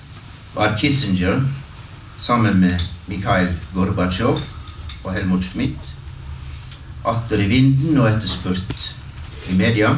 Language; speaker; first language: Norwegian; native; Norwegian